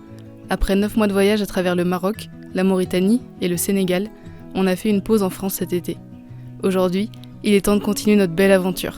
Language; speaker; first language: French; native; French